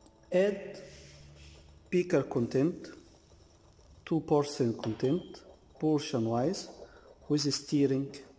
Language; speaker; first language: English; non-native, fluent; Arabic